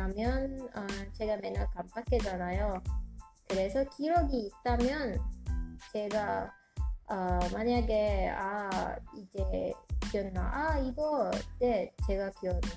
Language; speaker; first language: Korean; non-native, learner; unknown